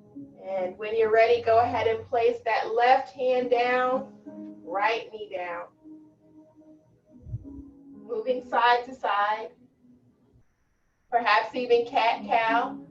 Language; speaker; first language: English; native; English